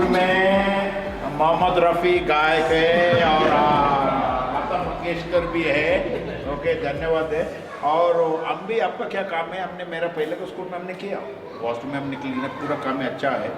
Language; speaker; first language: Hindi; non-native, learner; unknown